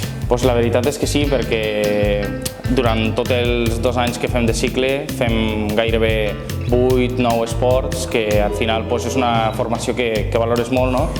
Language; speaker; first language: Catalan; native; Catalan